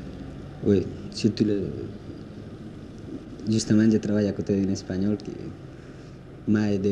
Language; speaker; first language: French; non-native, learner; Spanish